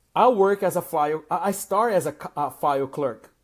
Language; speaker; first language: English; non-native, fluent; Portuguese